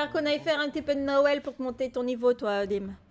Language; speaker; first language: French; native; French